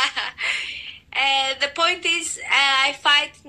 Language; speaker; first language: English; non-native, learner; Greek